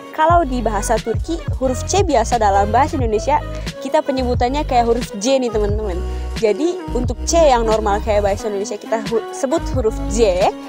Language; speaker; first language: Indonesian; native; Indonesian